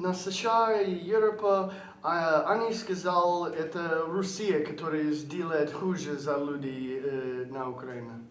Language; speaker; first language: Russian; non-native, learner; English